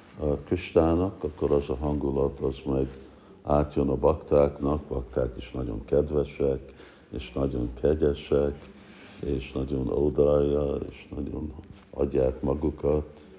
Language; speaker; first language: Hungarian; early bilingual, heritage; Hungarian